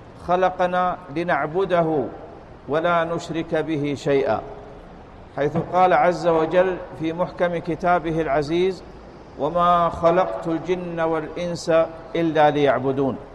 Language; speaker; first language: Arabic; native; Arabic